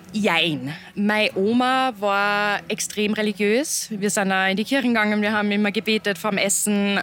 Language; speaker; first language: German; native; German